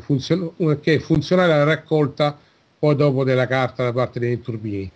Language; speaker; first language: Italian; native; Italian